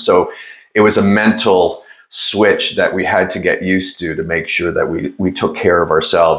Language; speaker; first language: English; native; English